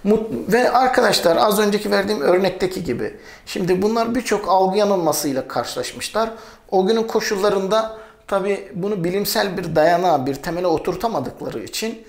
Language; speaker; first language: Turkish; native; Turkish